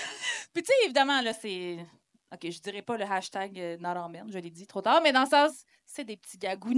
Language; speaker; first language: French; native; French